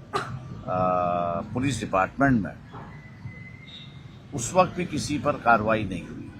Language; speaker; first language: Hindi; non-native, local second language; Marathi